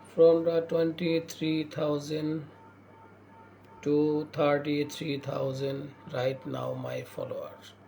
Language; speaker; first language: English; non-native, learner; Bangla